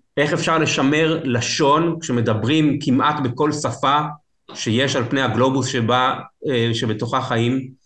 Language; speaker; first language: Hebrew; native; Hebrew